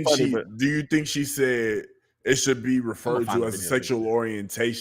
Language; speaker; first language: English; native; English